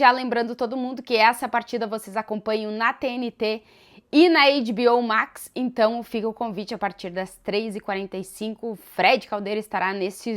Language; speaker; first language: Portuguese; native; Portuguese